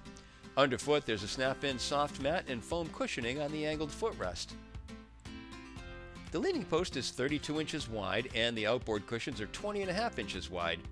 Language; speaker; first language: English; native; English